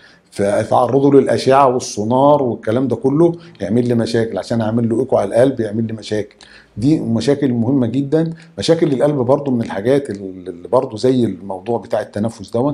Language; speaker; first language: Arabic; native; Arabic